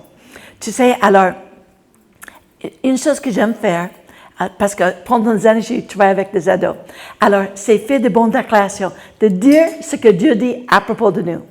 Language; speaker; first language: French; non-native, fluent; English